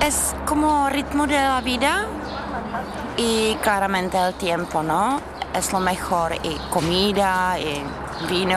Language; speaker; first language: Spanish; non-native, learner; Czech